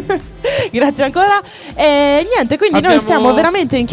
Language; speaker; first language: Italian; native; Italian